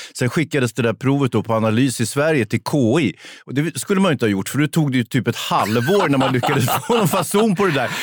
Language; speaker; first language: Swedish; native; Swedish